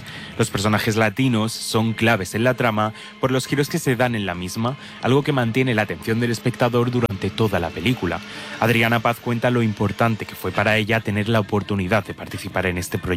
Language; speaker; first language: Spanish; native; Spanish